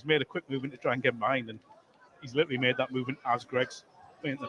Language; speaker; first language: English; native; English